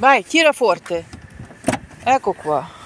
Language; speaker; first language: Italian; non-native, learner; Ukrainian